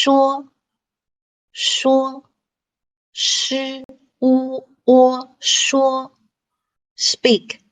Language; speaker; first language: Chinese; non-native, fluent; English